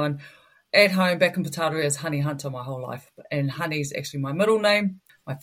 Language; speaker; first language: English; native; English